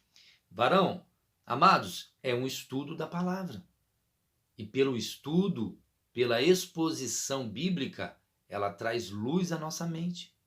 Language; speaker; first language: Portuguese; native; Portuguese